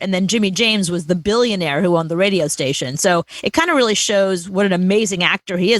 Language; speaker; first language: English; native; English